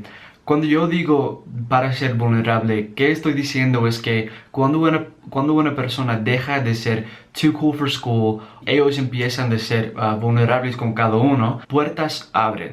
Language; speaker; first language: Spanish; non-native, learner; English